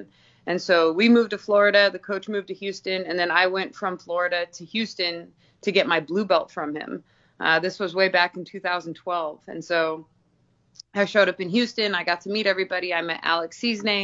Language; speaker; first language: English; native; English